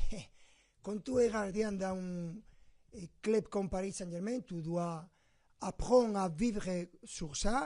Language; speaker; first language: French; non-native, fluent; Spanish